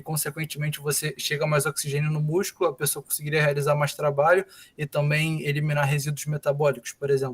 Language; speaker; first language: Portuguese; native; Portuguese